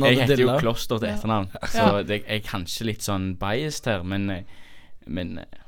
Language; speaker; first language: Norwegian; native; Norwegian